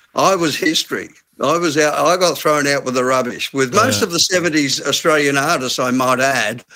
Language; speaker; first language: English; native; English